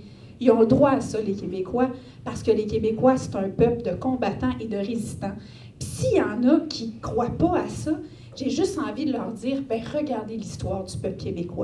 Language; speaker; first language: French; native; French